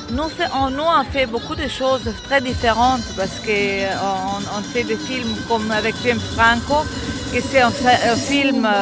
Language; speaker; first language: French; non-native, fluent; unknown